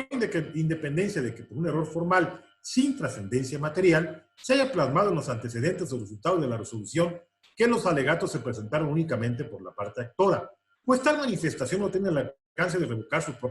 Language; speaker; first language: Spanish; native; Spanish